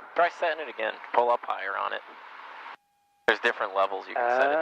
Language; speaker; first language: English; native; English